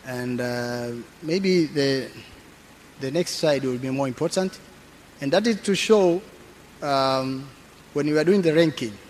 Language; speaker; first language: English; non-native, local second language; Swahili